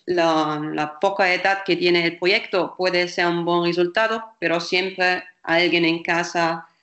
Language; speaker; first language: Spanish; non-native, fluent; German